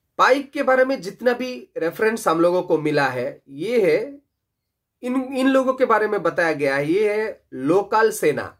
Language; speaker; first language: Hindi; non-native, local second language; Bangla